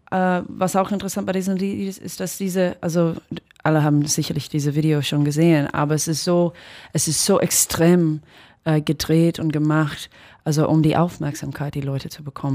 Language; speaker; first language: German; non-native, fluent; English